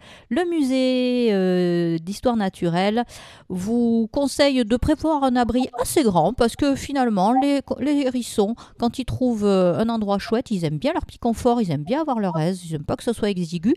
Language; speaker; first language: French; native; French